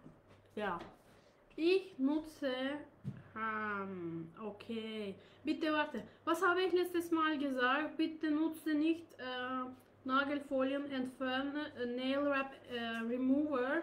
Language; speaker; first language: German; non-native, learner; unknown